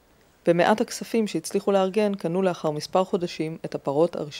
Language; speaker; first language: Hebrew; native; Hebrew